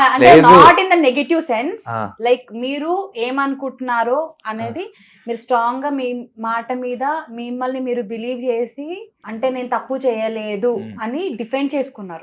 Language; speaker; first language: Telugu; native; Telugu